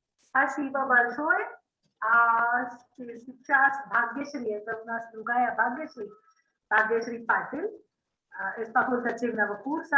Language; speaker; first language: Russian; non-native, fluent; Marathi